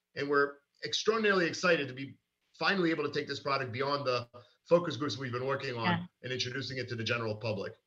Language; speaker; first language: English; early bilingual, other home language; Hebrew